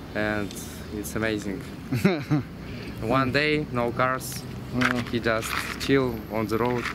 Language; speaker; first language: English; non-native, learner; Russian